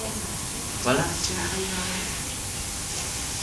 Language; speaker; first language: French; non-native, learner; Vietnamese